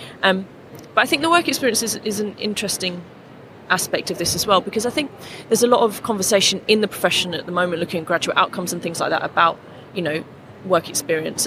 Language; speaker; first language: English; native; English